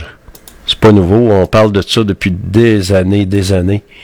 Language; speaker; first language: French; native; French